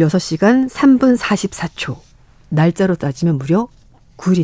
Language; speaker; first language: Korean; native; Korean